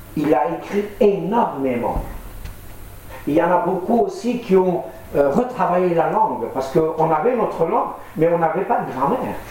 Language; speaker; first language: French; non-native, local second language; Assyrian Neo-Aramaic